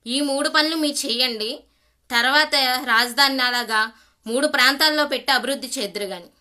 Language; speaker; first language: Telugu; native; Telugu